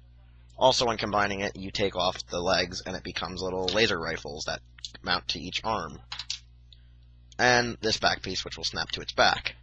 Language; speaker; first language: English; native; English